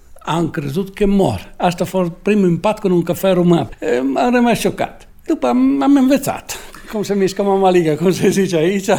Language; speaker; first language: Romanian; non-native, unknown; Italian